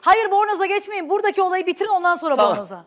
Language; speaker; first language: Turkish; native; Turkish